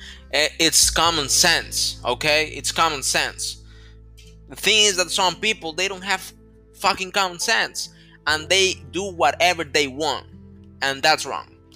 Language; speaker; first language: English; non-native, fluent; Spanish